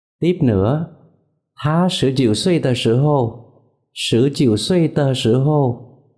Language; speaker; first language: Chinese; non-native, fluent; Vietnamese